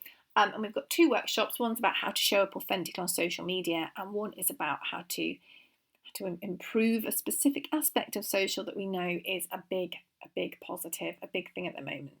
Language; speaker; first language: English; native; English